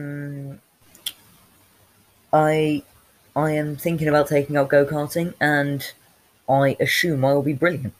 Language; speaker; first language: English; native; English